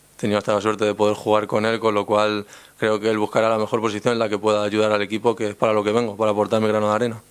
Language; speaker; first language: Spanish; native; Spanish